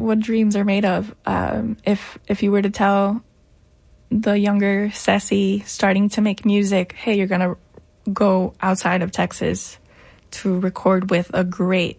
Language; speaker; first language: English; non-native, fluent; Spanish